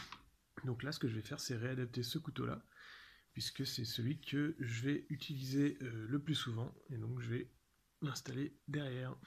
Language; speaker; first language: French; native; French